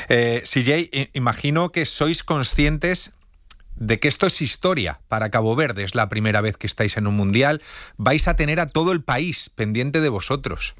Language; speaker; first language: Spanish; native; Spanish